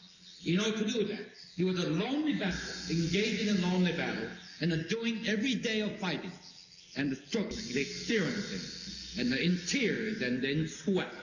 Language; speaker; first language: English; non-native, fluent; Korean